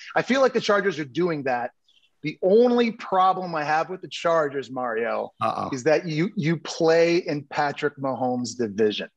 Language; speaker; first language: English; native; English